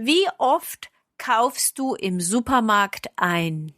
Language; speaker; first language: German; non-native, fluent; English